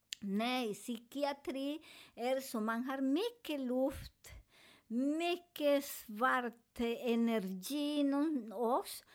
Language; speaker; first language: Swedish; non-native, learner; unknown